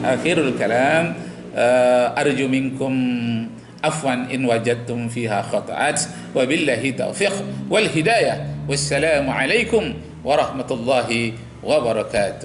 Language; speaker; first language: Arabic; non-native, fluent; Indonesian